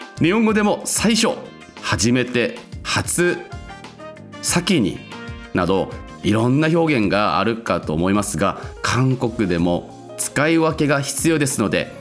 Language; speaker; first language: Japanese; non-native, local second language; Korean